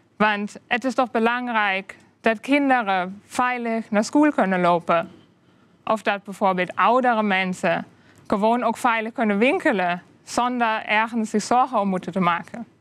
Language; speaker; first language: Dutch; non-native, fluent; German